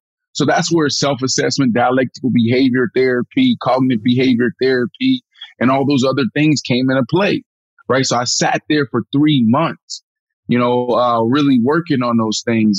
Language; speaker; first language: English; native; English